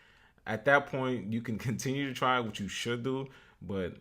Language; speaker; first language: English; native; English